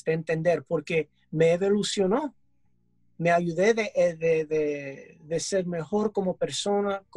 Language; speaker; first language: Spanish; early bilingual, heritage; English